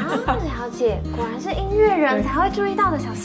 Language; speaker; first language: Chinese; native; Chinese